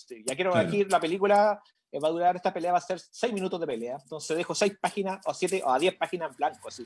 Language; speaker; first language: Spanish; native; Spanish